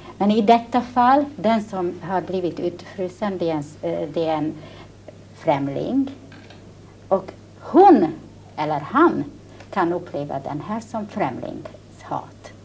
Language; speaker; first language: Swedish; non-native, fluent; Hungarian